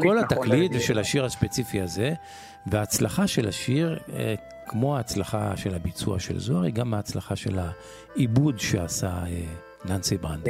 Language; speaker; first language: Hebrew; native; Hebrew